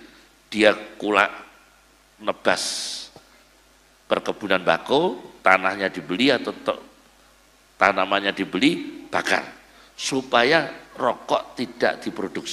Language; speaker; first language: Indonesian; native; Indonesian